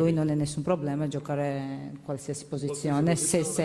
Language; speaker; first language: Italian; non-native, learner; Georgian